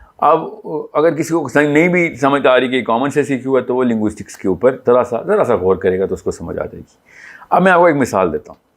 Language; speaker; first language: Urdu; native; Urdu